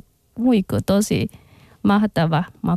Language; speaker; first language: Finnish; non-native, learner; Chinese